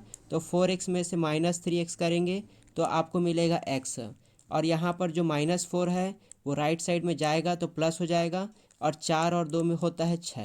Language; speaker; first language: Hindi; native; Hindi